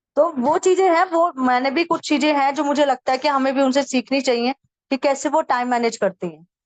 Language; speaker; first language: Hindi; native; Hindi